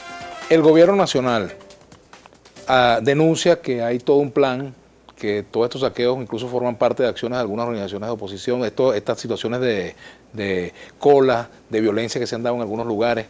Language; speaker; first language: Spanish; native; Spanish